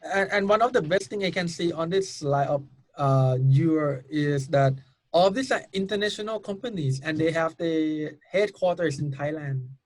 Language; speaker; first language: English; non-native, fluent; Thai